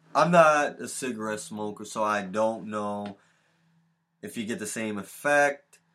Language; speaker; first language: English; early bilingual, other home language; Spanish